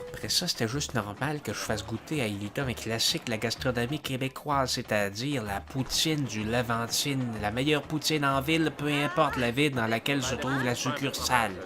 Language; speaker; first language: French; native; French